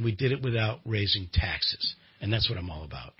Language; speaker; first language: English; native; English